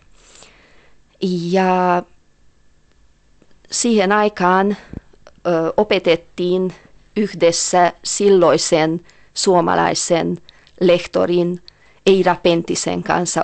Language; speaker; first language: Finnish; non-native, fluent; Hungarian